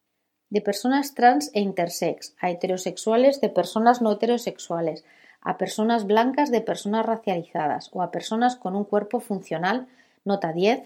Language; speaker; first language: Spanish; native; Spanish